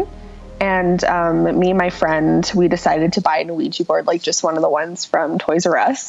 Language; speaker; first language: English; native; English